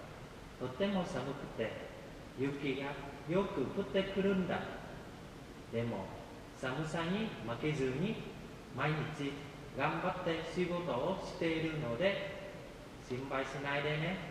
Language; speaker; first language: Japanese; non-native, fluent; Vietnamese